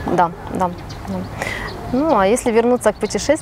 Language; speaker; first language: Russian; native; Russian